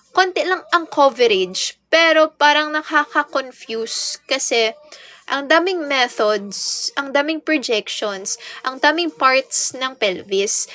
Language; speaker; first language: Filipino; non-native, local second language; Hiligaynon